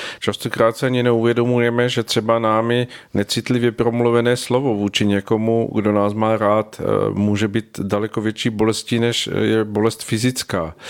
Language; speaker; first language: Czech; native; Czech